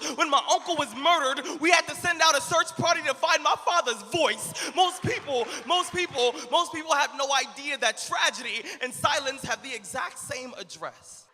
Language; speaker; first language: English; native; English